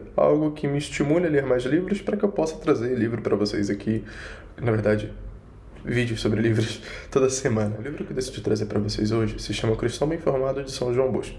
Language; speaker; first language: Portuguese; native; Portuguese